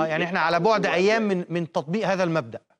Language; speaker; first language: Arabic; native; Arabic